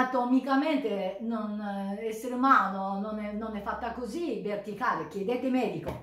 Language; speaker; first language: Italian; non-native, learner; Japanese